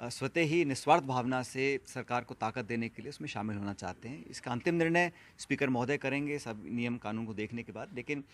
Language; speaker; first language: Hindi; native; Hindi